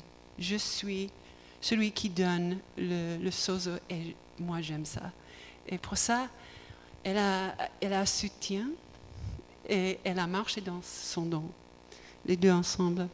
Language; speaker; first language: French; non-native, learner; English